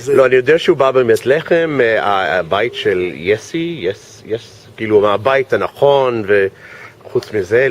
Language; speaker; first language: Hebrew; non-native, fluent; English